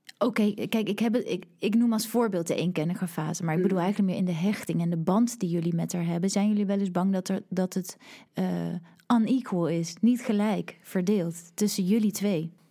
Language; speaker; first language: Dutch; native; Dutch